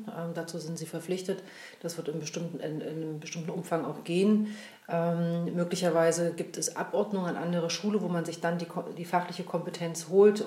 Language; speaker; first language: German; native; German